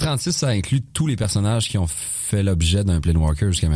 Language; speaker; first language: French; native; French